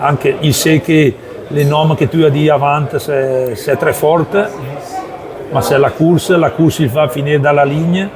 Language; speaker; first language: French; non-native, learner; Italian